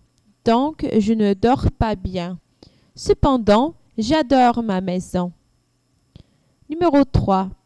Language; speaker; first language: French; non-native, learner; English